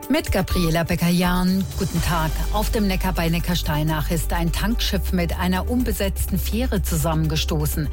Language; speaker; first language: German; native; German